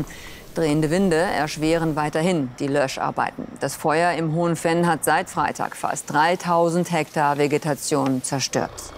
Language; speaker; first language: German; native; German